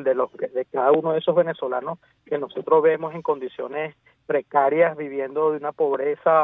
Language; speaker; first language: Spanish; native; Spanish